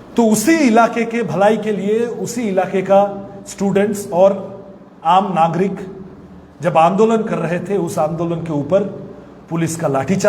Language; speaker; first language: Hindi; non-native, local second language; Bangla